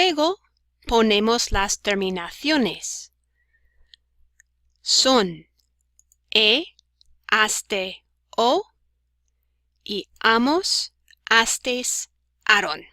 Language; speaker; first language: Spanish; non-native, fluent; English